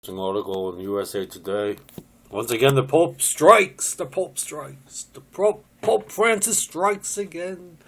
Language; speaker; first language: English; native; English